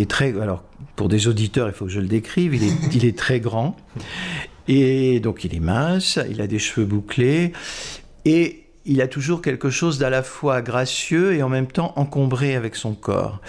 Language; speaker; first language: French; native; French